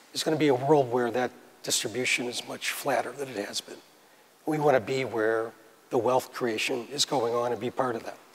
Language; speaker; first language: English; native; English